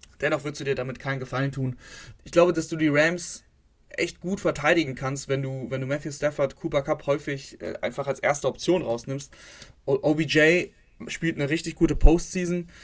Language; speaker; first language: German; native; German